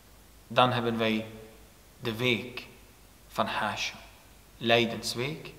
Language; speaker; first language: Dutch; non-native, fluent; Turoyo